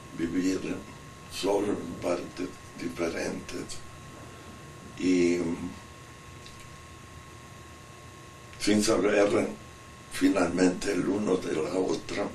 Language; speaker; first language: Spanish; non-native, fluent; Italian